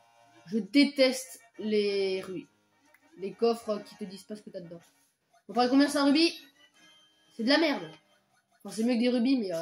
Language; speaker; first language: French; native; French